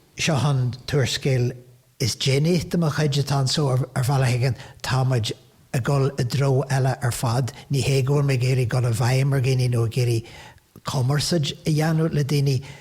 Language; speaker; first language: Irish; native; Irish